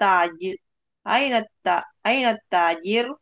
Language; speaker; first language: Arabic; non-native, learner; Indonesian